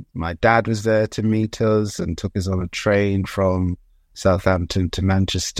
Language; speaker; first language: English; early bilingual, other home language; Jamaican Creole English